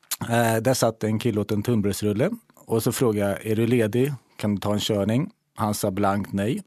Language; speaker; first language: Swedish; native; Swedish